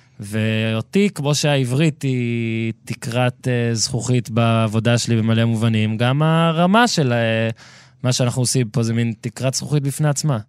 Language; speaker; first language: Hebrew; native; Hebrew